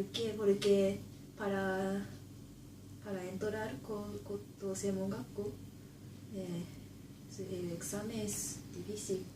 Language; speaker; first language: Spanish; non-native, learner; Japanese